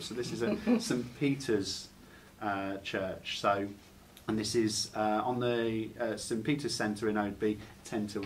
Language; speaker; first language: English; native; English